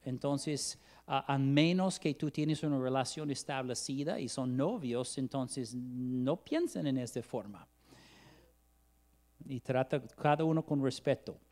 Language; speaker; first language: Spanish; non-native, fluent; English